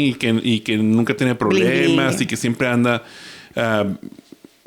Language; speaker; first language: Spanish; native; Spanish